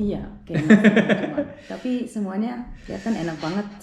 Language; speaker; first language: Indonesian; early bilingual, heritage; Indonesian